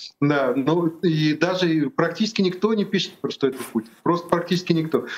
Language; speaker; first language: Russian; native; Russian